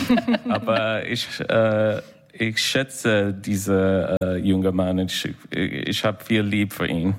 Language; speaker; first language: German; non-native, learner; English